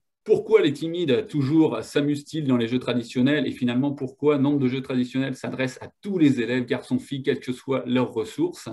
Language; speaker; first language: French; native; French